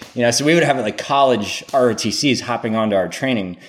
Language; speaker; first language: English; native; English